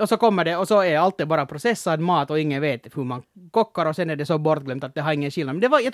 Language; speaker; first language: Swedish; native; Swedish